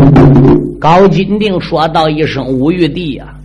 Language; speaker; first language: Chinese; native; Chinese